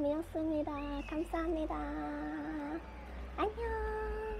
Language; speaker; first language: Korean; non-native, learner; Japanese